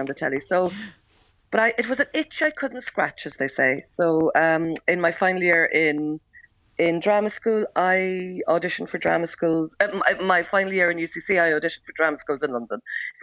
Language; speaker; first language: English; native; English